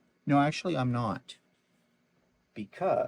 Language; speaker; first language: English; native; English